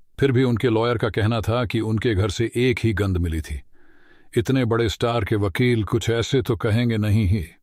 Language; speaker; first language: Hindi; native; Hindi